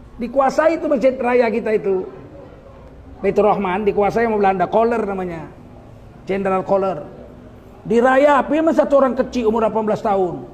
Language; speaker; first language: Malay; native; Malay